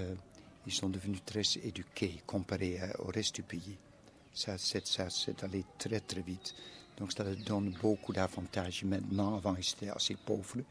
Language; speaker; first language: French; non-native, fluent; Dutch